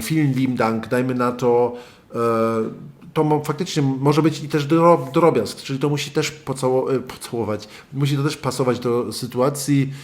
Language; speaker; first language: Polish; early bilingual, other home language; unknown